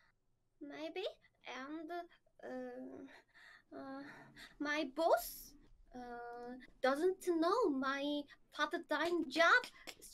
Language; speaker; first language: English; non-native, learner; Korean